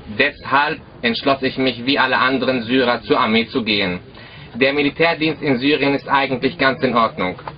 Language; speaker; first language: German; early bilingual, other home language; Arabic